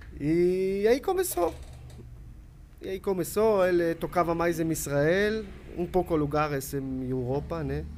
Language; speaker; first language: Portuguese; non-native, learner; Hebrew